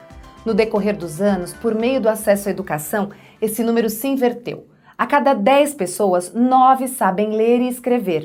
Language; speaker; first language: Portuguese; native; Portuguese